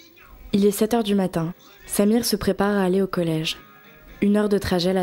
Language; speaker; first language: French; native; French